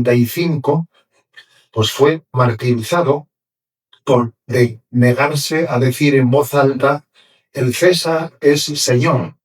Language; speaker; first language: Spanish; native; Spanish